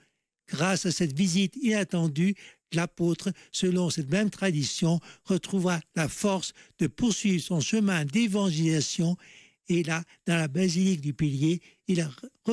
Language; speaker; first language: French; native; French